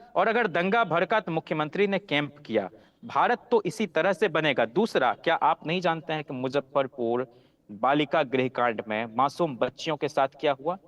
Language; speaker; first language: Hindi; native; Hindi